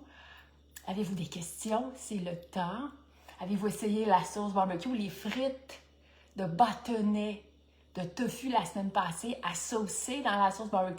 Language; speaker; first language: French; native; French